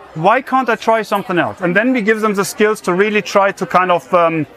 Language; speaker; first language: English; non-native, fluent; German